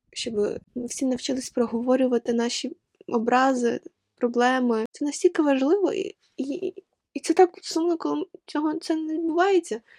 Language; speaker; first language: Ukrainian; non-native, local second language; Russian